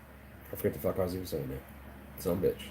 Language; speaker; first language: English; native; English